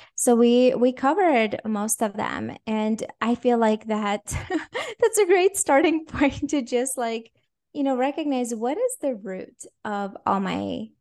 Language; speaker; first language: English; non-native, fluent; Russian